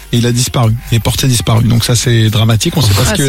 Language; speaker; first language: French; native; French